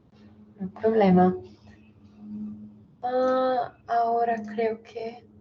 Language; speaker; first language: Spanish; non-native, learner; Portuguese